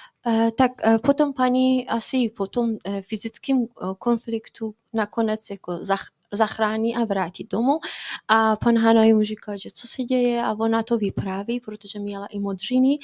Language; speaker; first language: Czech; non-native, fluent; Persian